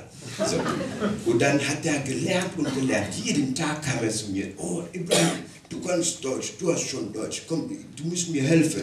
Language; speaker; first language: German; non-native, local second language; Wolof